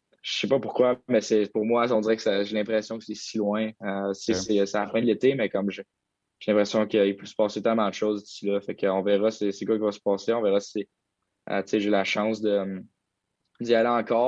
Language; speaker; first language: French; native; French